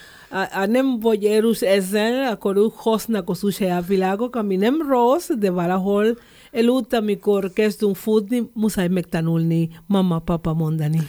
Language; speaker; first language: Hungarian; non-native, fluent; Spanish